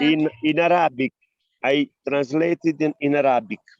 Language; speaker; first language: English; non-native, learner; Italian